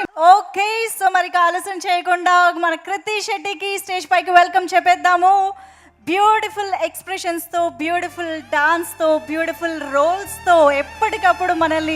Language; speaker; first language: Telugu; native; Telugu